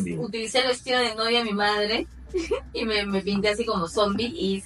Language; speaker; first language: Spanish; native; Spanish